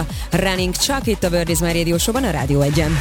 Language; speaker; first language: Hungarian; native; Hungarian